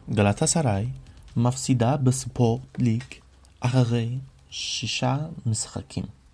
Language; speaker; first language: Hebrew; non-native, fluent; Arabic